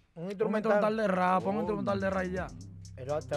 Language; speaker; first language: Spanish; native; Spanish